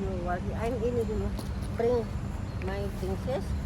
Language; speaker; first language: English; non-native, learner; Indonesian